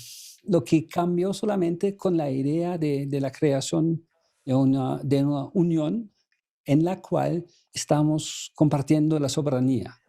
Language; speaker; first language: Spanish; non-native, fluent; German